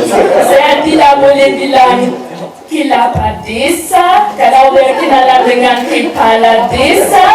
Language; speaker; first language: Indonesian; non-native, learner; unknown